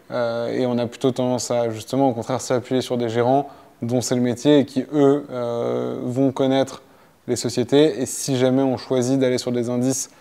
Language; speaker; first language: French; native; French